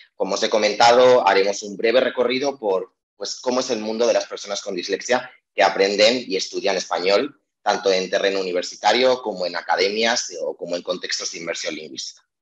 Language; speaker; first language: Spanish; native; Spanish